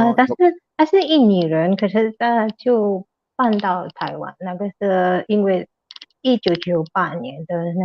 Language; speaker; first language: Chinese; non-native, learner; Indonesian